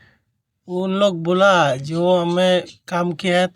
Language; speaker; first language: Hindi; non-native, learner; Bangla